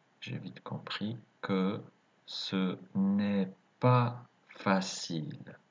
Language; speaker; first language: French; native; French